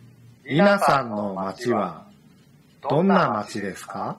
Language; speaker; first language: Japanese; non-native, learner; Indonesian